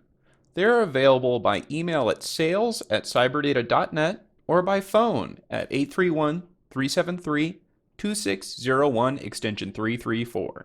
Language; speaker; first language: English; native; English